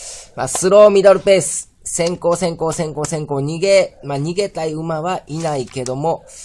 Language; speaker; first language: Japanese; native; Japanese